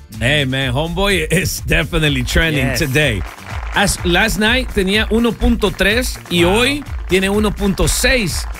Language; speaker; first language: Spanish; early bilingual, heritage; Spanish